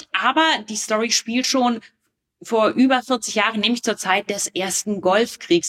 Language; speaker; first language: German; native; German